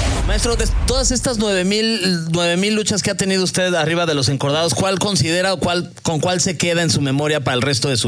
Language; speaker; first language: Spanish; native; Spanish